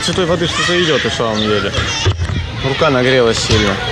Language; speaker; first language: Russian; native; Russian